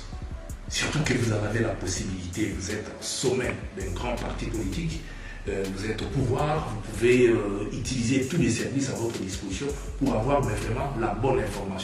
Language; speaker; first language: French; non-native, local second language; Lingala